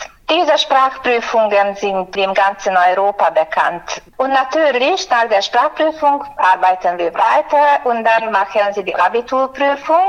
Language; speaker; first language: German; non-native, fluent; Hungarian